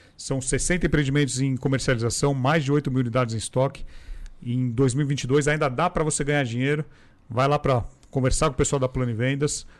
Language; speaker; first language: Portuguese; native; Portuguese